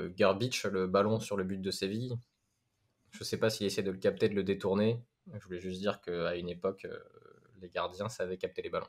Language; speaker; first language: French; native; French